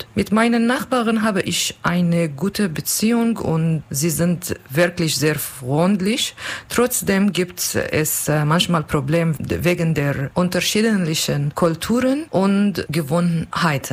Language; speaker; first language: German; non-native, learner; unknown